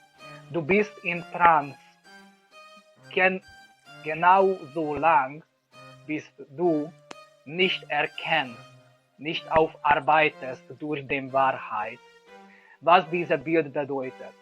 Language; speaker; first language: German; non-native, learner; Hungarian